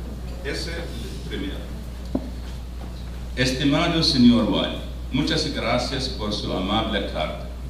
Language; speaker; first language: Spanish; non-native, fluent; Arabic